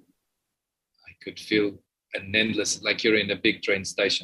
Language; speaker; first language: English; non-native, fluent; Portuguese